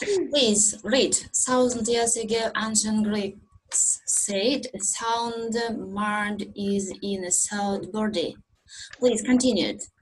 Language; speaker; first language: English; non-native, fluent; Kazakh